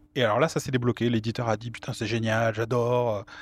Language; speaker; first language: French; native; French